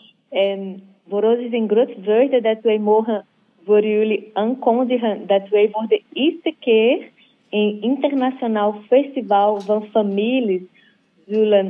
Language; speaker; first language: Dutch; non-native, learner; Portuguese